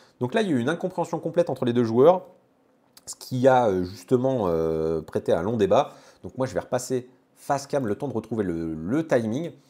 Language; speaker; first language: French; native; French